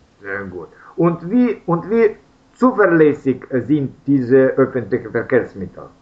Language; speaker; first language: German; non-native, learner; Russian